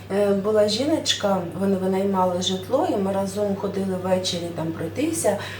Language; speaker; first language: Ukrainian; non-native, local second language; Russian